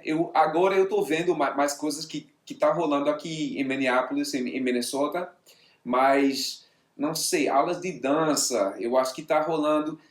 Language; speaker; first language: Portuguese; non-native, fluent; English